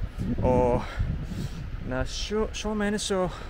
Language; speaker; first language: Lithuanian; non-native, learner; Japanese